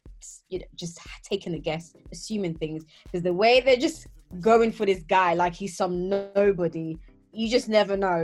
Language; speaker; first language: English; native; English